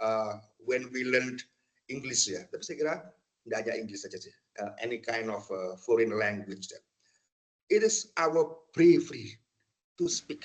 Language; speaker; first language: English; non-native, fluent; Indonesian